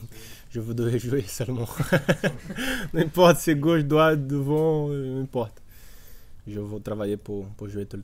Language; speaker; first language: French; non-native, learner; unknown